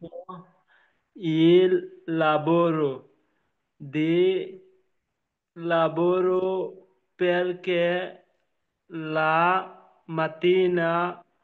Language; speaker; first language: Italian; non-native, learner; Bangla